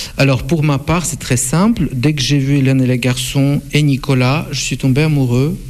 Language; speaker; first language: French; non-native, fluent; Russian